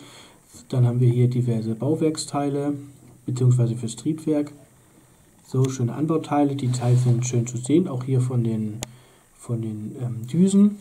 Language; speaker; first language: German; native; German